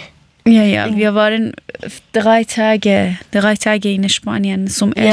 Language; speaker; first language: German; non-native, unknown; Persian